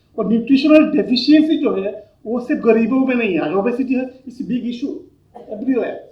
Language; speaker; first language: Hindi; non-native, local second language; Bangla